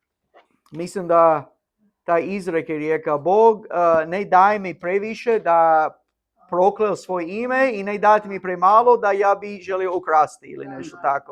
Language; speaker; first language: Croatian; non-native, learner; English